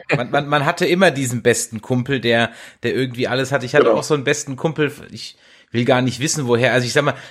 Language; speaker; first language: German; native; German